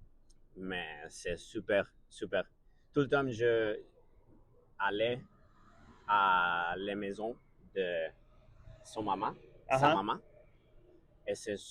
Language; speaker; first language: French; non-native, learner; Catalan